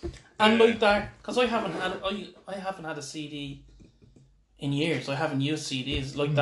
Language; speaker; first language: English; native; English